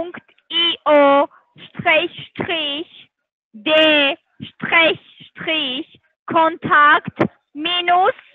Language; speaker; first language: German; non-native, learner; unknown